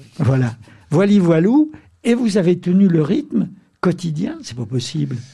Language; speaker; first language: French; native; French